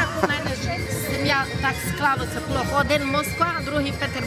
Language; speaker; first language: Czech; non-native, learner; Ukrainian